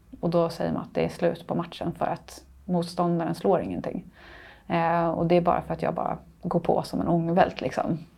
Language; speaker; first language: Swedish; native; Swedish